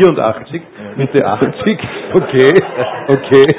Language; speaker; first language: German; native; German